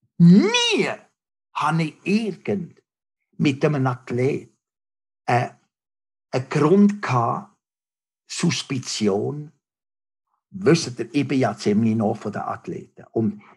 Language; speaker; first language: German; non-native, local second language; French